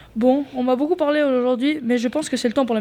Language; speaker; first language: French; native; French